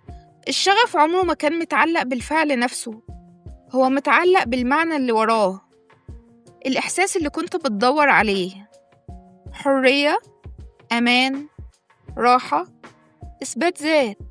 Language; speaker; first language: Arabic; native; Arabic